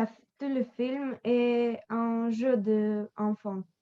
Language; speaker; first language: French; non-native, learner; Romanian